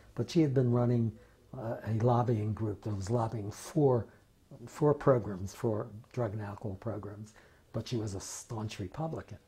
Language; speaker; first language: English; native; English